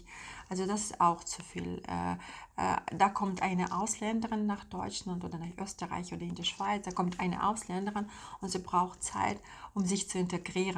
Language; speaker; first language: German; non-native, fluent; Russian